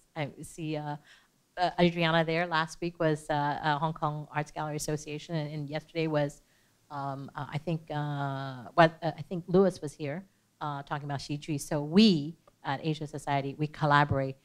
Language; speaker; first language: English; native; English